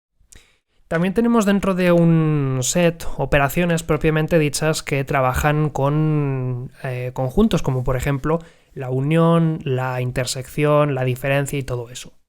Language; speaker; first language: Spanish; native; Spanish